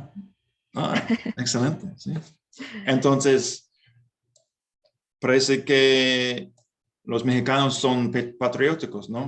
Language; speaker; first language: Spanish; non-native, fluent; English